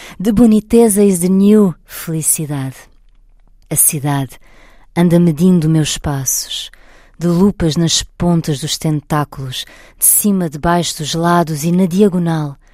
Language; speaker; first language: Portuguese; native; Portuguese